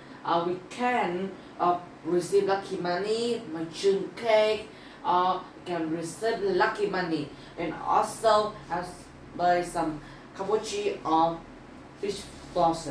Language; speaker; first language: English; non-native, learner; Vietnamese